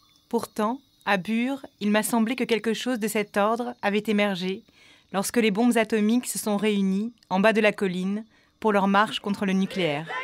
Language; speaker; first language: French; native; French